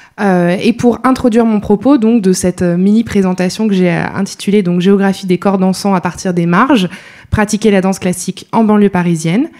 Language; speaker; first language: French; native; French